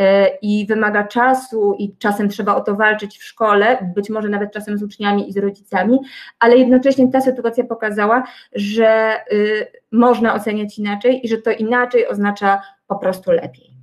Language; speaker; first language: Polish; native; Polish